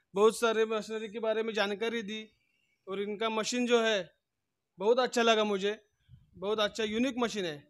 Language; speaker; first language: Hindi; non-native, local second language; Marathi